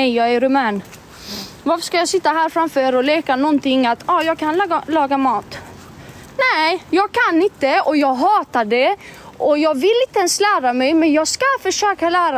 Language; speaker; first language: Swedish; early bilingual, other home language; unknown